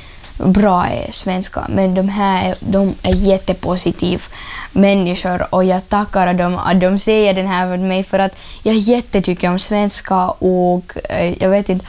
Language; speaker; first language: Swedish; non-native, fluent; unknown